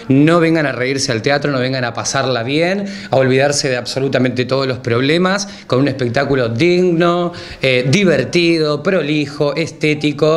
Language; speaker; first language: Spanish; native; Spanish